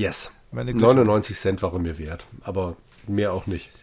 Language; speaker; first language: German; native; German